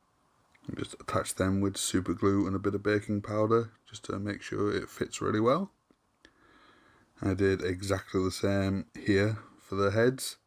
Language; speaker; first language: English; native; English